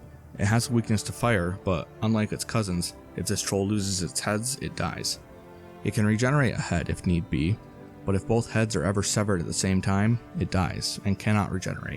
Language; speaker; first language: English; native; English